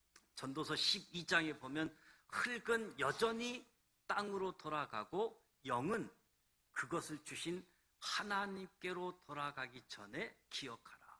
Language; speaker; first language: Korean; native; Korean